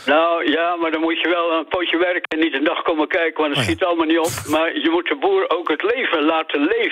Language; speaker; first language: Dutch; native; Dutch